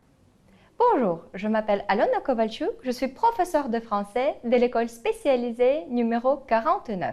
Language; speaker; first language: French; non-native, fluent; Ukrainian